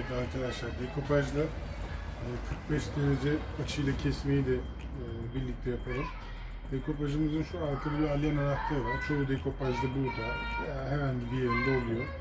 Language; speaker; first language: Turkish; native; Turkish